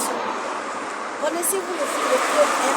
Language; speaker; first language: French; non-native, fluent; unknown